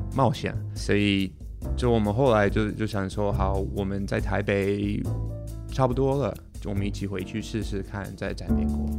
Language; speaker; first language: Chinese; non-native, fluent; English